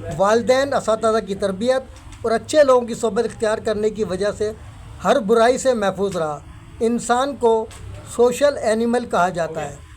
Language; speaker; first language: Urdu; non-native, local second language; Sindhi